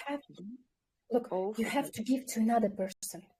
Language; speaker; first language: English; non-native, fluent; Kyrgyz